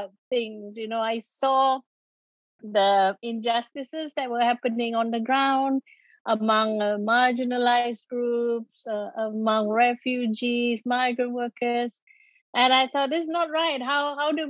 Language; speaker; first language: English; non-native, local second language; Malay